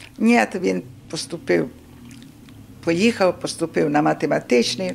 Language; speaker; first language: Ukrainian; native; Ukrainian